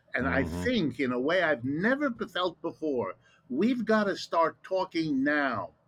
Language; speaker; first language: English; early bilingual, other home language; German